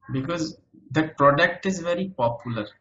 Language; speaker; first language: English; non-native, local second language; Hindi